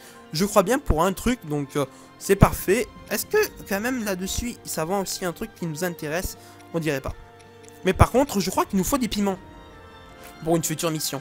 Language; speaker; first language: French; native; French